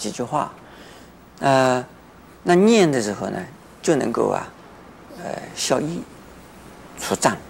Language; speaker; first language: Chinese; native; Chinese